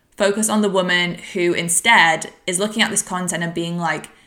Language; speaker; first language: English; native; English